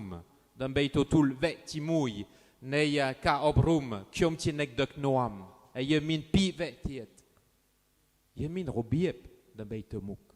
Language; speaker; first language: Khmer; non-native, fluent; French